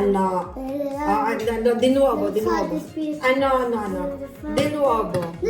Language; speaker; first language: Italian; non-native, learner; Filipino